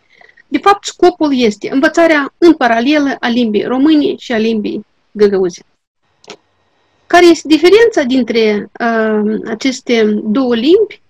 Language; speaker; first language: Romanian; non-native, local second language; Gagauz